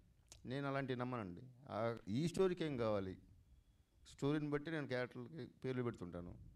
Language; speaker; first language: Telugu; native; Telugu